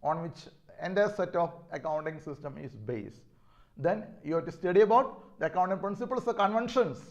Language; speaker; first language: English; non-native, local second language; Malayalam